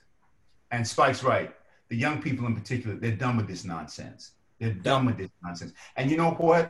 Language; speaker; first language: English; native; English